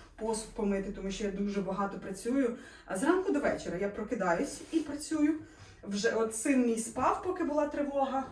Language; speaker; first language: Ukrainian; non-native, local second language; Russian